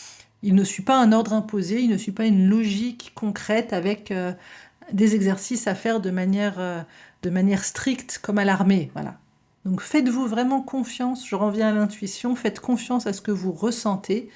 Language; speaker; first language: French; native; French